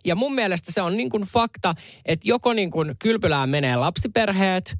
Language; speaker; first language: Finnish; native; Finnish